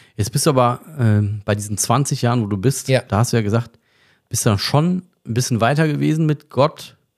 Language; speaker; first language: German; native; German